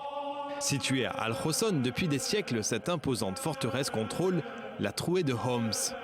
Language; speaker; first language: French; native; French